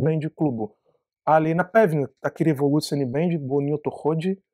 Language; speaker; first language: Polish; non-native, learner; Portuguese